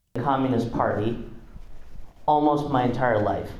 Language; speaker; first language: English; non-native, fluent; Russian